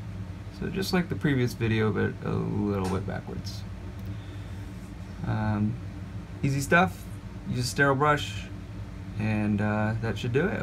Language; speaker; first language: English; native; English